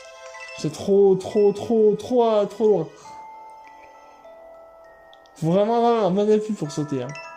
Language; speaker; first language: French; native; French